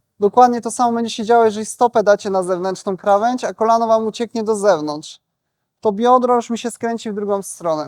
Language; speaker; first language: Polish; native; Polish